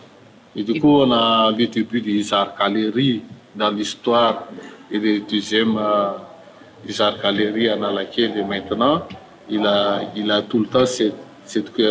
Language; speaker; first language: French; non-native, local second language; Malagasy